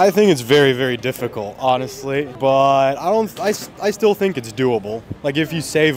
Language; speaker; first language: English; non-native, fluent; Macedonian